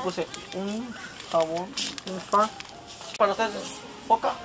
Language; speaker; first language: Spanish; native; Spanish